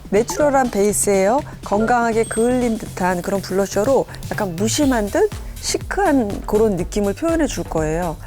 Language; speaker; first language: Korean; native; Korean